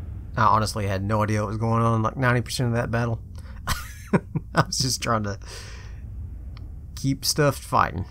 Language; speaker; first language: English; native; English